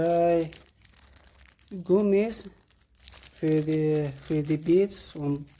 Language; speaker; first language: German; non-native, fluent; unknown